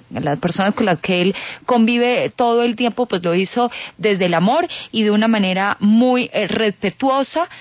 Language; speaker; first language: Spanish; native; Spanish